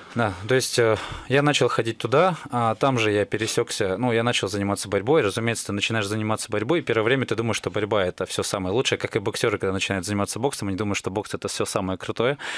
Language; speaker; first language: Russian; native; Russian